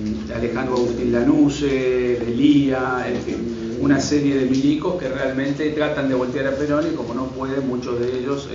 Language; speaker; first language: Spanish; native; Spanish